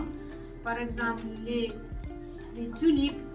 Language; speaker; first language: French; non-native, learner; Kazakh